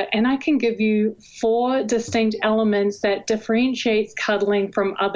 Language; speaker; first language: English; native; English